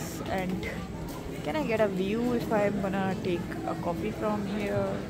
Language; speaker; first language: English; non-native, local second language; Hindi